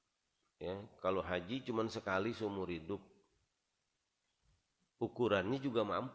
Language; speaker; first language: Indonesian; native; Indonesian